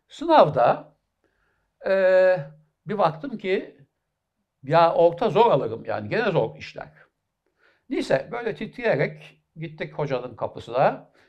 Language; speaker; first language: Turkish; native; Turkish